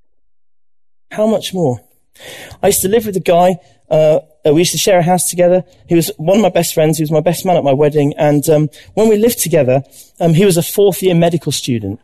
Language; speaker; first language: English; native; English